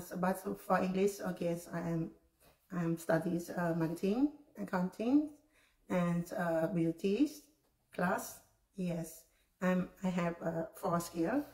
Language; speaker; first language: English; non-native, learner; Khmer